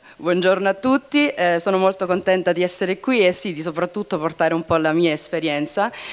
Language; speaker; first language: Italian; early bilingual, heritage; Italian